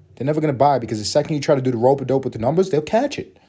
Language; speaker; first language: English; native; English